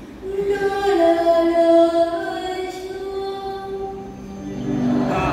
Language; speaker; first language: Vietnamese; native; Vietnamese